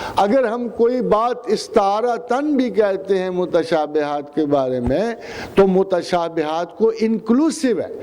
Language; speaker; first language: Urdu; non-native, local second language; Punjabi